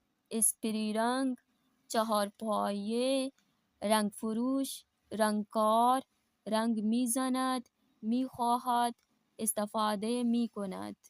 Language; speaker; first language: Persian; non-native, fluent; Urdu